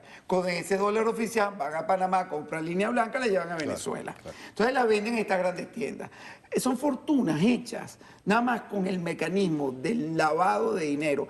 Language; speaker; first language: Spanish; native; Spanish